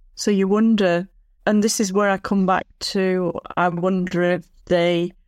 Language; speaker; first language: English; native; English